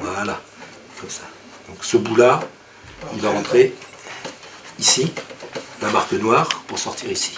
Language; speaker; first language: French; native; French